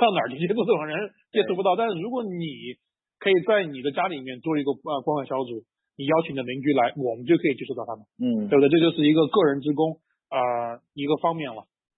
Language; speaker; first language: Chinese; native; Chinese